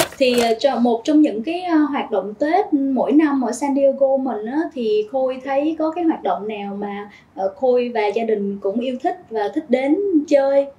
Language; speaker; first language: Vietnamese; early bilingual, heritage; Vietnamese